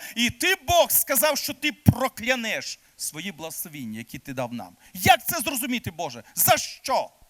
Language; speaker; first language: Ukrainian; native; Ukrainian